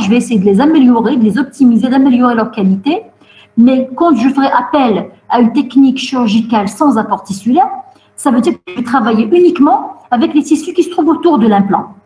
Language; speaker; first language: French; non-native, local second language; Arabic